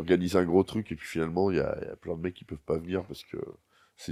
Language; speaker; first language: French; native; French